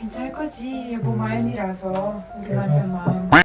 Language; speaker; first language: Korean; non-native, learner; Ukrainian